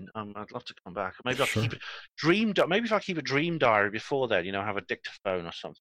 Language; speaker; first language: English; native; English